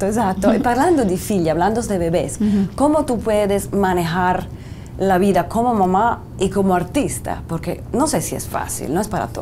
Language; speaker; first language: Italian; native; Italian